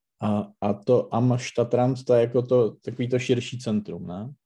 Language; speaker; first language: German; non-native, learner; Czech